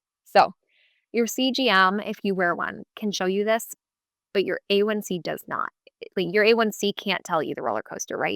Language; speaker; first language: English; native; English